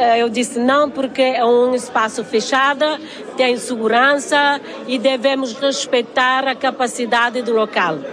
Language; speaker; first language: Portuguese; non-native, local second language; Kabuverdianu